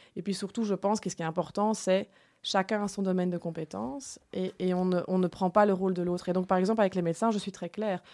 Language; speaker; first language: French; native; French